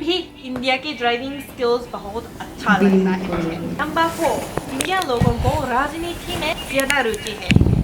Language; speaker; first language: Hindi; non-native, fluent; Japanese